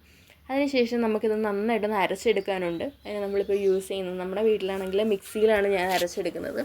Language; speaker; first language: Malayalam; native; Malayalam